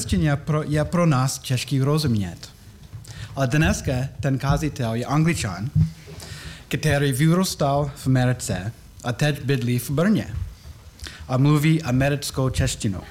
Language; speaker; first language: Czech; non-native, learner; English